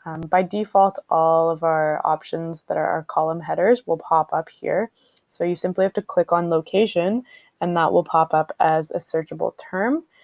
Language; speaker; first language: English; native; English